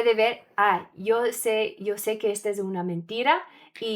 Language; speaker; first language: Spanish; non-native, learner; English